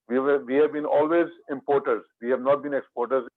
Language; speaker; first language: English; non-native, local second language; Urdu